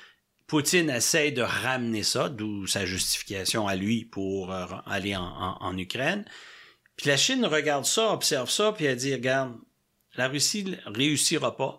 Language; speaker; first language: French; native; French